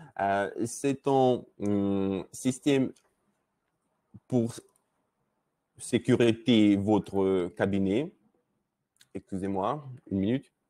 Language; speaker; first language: French; non-native, learner; Russian